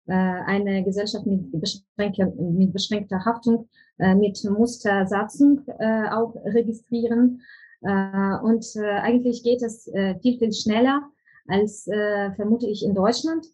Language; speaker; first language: German; non-native, fluent; Ukrainian